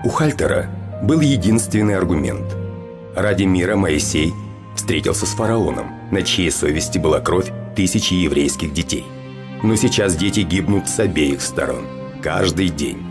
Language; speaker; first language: Russian; native; Russian